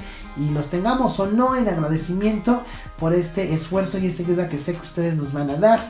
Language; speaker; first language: Spanish; native; Spanish